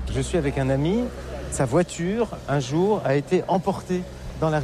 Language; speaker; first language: French; native; French